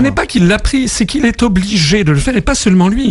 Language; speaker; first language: French; native; French